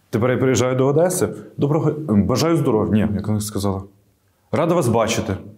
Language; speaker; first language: Ukrainian; native; Ukrainian